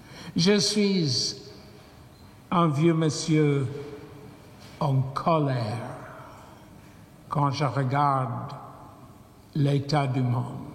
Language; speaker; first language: French; non-native, fluent; English